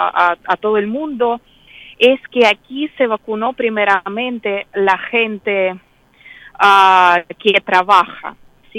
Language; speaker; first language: Spanish; non-native, fluent; Russian